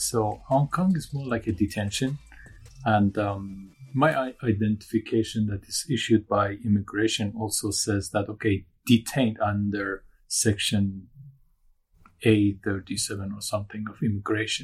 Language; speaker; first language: English; non-native, fluent; Turkish